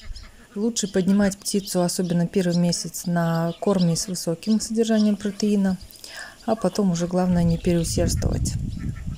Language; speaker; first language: Russian; native; Russian